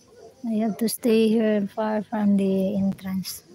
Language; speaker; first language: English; non-native, learner; Filipino